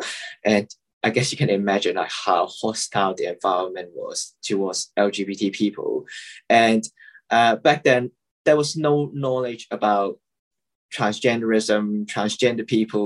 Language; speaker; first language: English; non-native, local second language; Cantonese